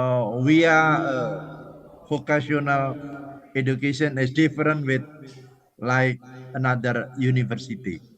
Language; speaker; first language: English; non-native, fluent; Indonesian